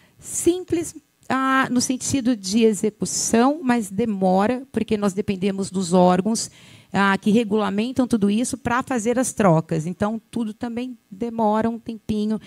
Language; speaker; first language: Portuguese; native; Portuguese